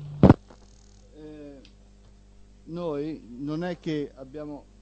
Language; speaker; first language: Italian; native; Italian